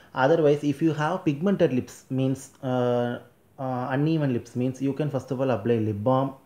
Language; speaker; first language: English; non-native, local second language; Tamil